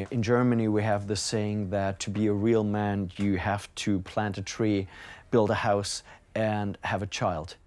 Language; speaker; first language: English; non-native, fluent; German